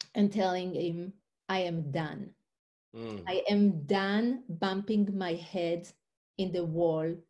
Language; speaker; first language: English; non-native, fluent; Hebrew